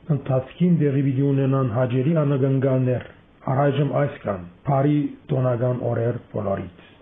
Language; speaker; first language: Armenian; early bilingual, heritage; Armenian